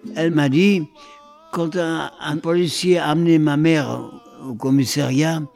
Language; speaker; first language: French; early bilingual, other home language; Polish